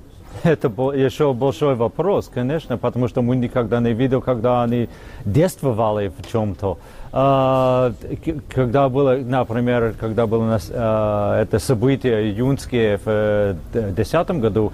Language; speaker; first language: Russian; non-native, fluent; English